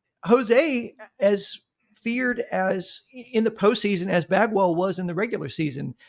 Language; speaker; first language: English; native; English